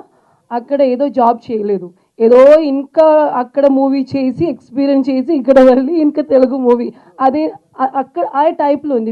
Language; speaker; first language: Telugu; non-native, fluent; Malayalam